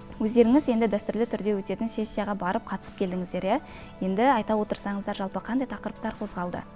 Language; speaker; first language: Kazakh; native; Kazakh